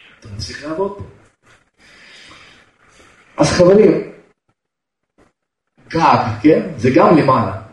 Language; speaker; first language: Hebrew; non-native, fluent; Russian